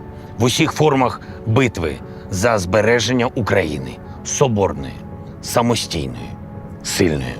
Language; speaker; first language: Ukrainian; non-native, local second language; Russian